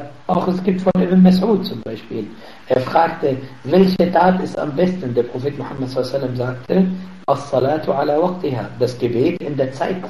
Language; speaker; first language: German; non-native, fluent; Arabic